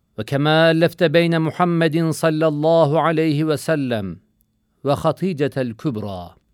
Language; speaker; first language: Arabic; non-native, learner; Turkish